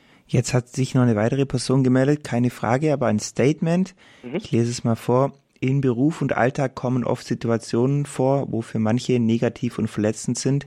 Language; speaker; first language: German; native; German